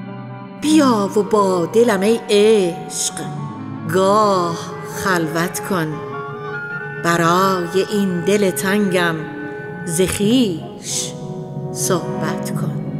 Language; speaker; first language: Persian; native; Persian